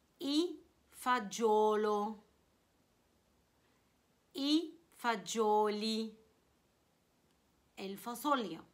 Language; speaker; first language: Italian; non-native, fluent; Arabic